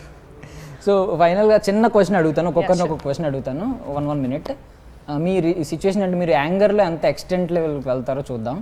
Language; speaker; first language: Telugu; native; Telugu